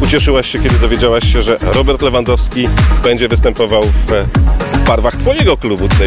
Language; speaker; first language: Polish; native; Polish